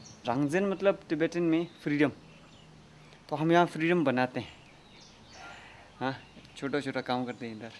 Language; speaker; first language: Hindi; non-native, local second language; Tibetan